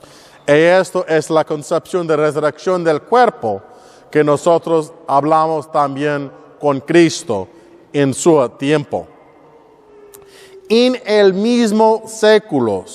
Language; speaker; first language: Spanish; non-native, learner; English